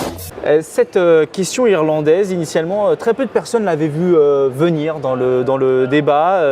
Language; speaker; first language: French; native; French